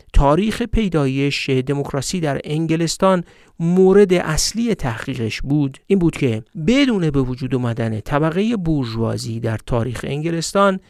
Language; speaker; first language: Persian; native; Persian